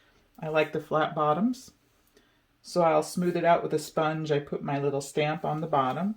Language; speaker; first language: English; native; English